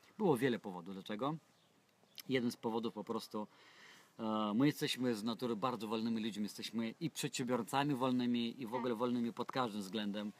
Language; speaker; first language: Polish; non-native, fluent; Russian